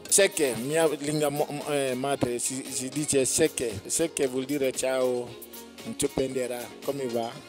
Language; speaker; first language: Italian; non-native, learner; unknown